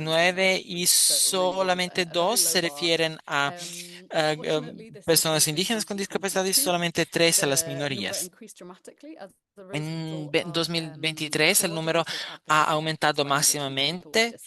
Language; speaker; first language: Spanish; non-native, fluent; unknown